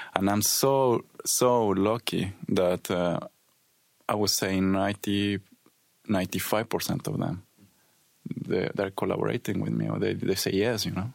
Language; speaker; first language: English; non-native, fluent; Spanish